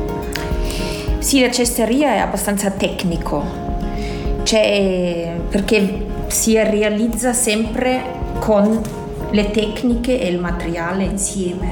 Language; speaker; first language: Italian; non-native, fluent; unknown